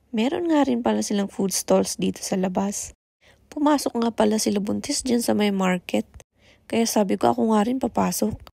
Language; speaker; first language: Filipino; non-native, local second language; Iloko